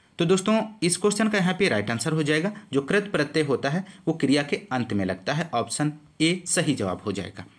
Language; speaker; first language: Hindi; native; Hindi